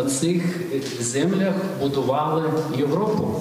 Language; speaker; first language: Ukrainian; non-native, fluent; Lithuanian